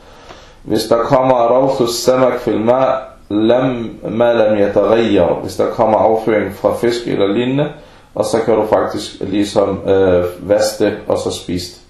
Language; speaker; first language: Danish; early bilingual, other home language; Arabic